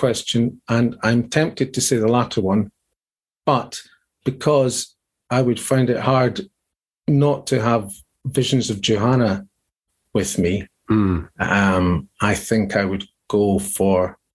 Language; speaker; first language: English; native; English